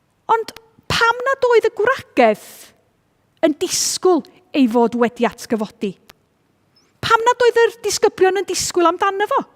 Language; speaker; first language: Welsh; native; Welsh